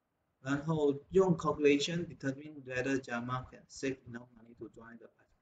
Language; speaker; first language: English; non-native, local second language; Chinese